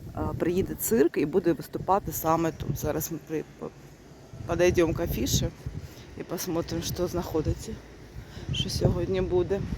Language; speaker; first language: Ukrainian; non-native, local second language; Russian